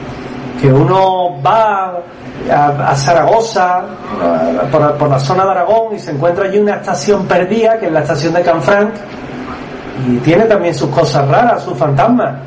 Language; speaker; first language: Spanish; native; Spanish